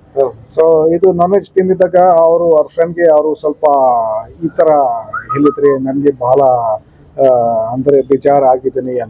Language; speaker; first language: Kannada; non-native, local second language; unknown